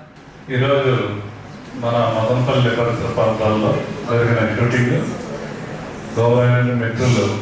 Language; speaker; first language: Telugu; native; Telugu